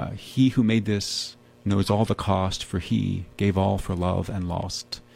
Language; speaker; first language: English; native; English